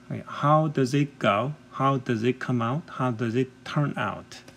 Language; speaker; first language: English; non-native, fluent; Korean